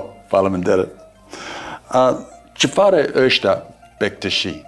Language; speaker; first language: Albanian; non-native, learner; English